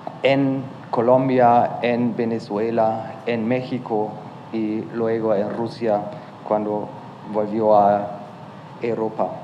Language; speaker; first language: Spanish; non-native, fluent; German